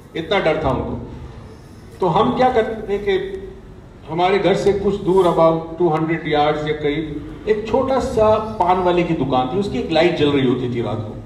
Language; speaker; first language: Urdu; native; Urdu